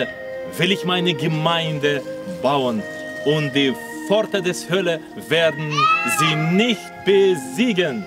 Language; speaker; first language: German; non-native, fluent; Russian